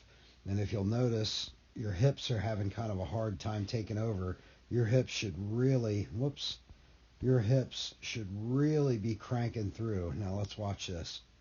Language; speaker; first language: English; native; English